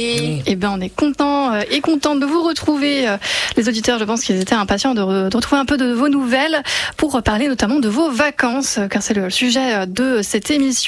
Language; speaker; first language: French; native; French